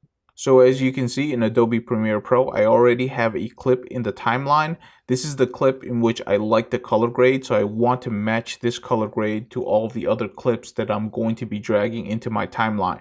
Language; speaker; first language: English; native; English